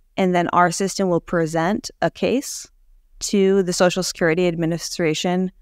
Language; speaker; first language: English; native; English